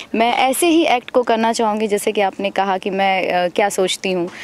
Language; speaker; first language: Hindi; native; Hindi